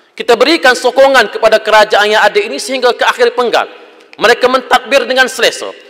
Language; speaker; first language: Malay; native; Malay